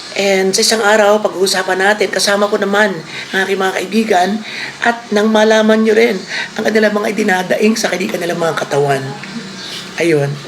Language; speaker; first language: Filipino; native; Filipino